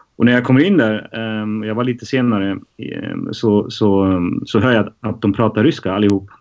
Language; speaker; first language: Swedish; non-native, fluent; German